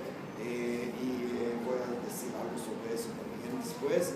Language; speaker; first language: Spanish; non-native, fluent; Hebrew